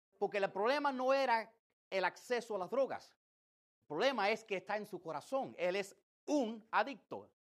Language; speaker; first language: Spanish; early bilingual, heritage; English